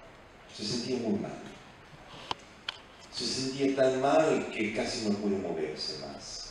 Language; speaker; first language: Spanish; non-native, fluent; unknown